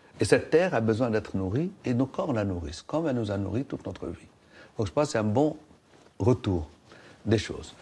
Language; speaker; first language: French; non-native, local second language; Arabic